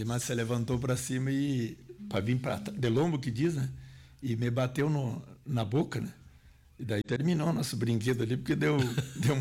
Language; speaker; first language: Portuguese; native; Portuguese